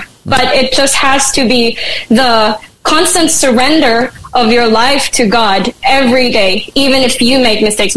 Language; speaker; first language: English; non-native, local second language; Filipino